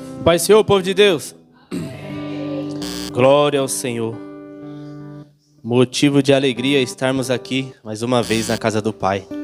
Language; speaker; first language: Portuguese; native; Portuguese